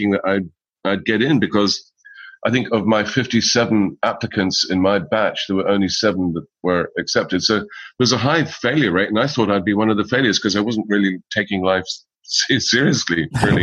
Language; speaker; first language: English; native; English